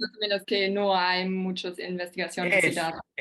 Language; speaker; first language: Spanish; non-native, fluent; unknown